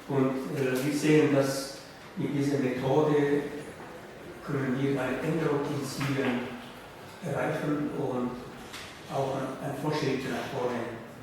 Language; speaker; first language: German; non-native, fluent; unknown